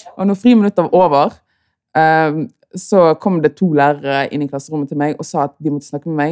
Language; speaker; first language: Norwegian; early bilingual, other home language; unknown